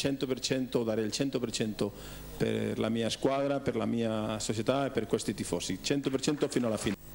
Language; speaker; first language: Italian; non-native, fluent; Spanish